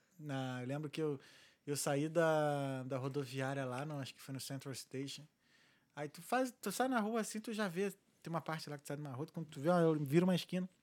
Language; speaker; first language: Portuguese; native; Portuguese